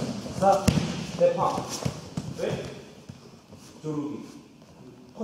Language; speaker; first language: French; non-native, learner; Korean